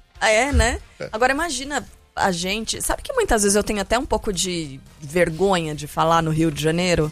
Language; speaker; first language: Portuguese; native; Portuguese